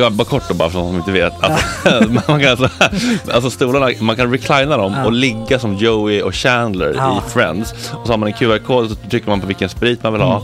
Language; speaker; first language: Swedish; native; Swedish